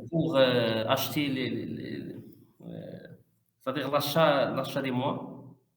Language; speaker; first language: French; non-native, learner; Arabic